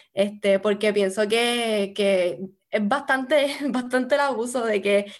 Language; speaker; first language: Spanish; native; Spanish